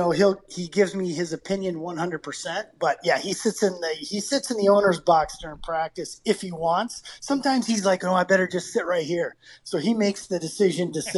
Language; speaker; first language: English; native; English